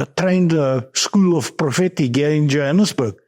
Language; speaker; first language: English; non-native, local second language; Afrikaans